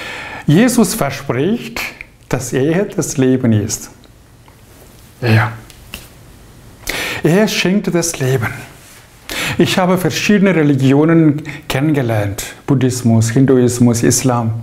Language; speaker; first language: German; non-native, fluent; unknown